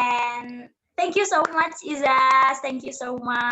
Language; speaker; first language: English; non-native, learner; Indonesian